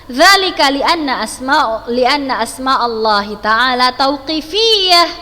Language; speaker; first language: Arabic; non-native, fluent; Indonesian